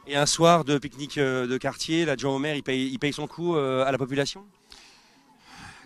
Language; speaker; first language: French; native; French